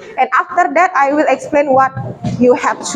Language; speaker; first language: English; non-native, fluent; Indonesian